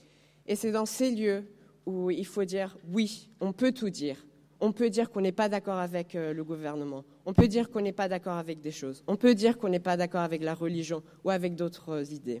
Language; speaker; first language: French; non-native, fluent; Spanish